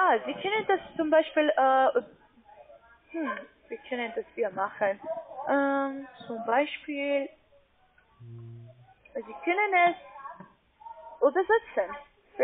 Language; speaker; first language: German; non-native, learner; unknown